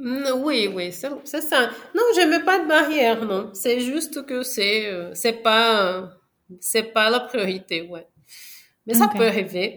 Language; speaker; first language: French; non-native, fluent; Portuguese